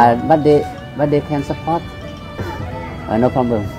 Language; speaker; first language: English; non-native, learner; Lao